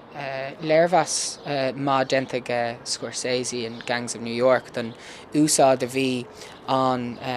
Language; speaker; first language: Irish; early bilingual, heritage; English